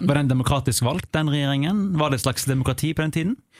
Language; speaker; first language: Norwegian; native; Norwegian